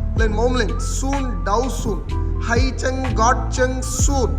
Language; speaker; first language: Vietnamese; non-native, learner; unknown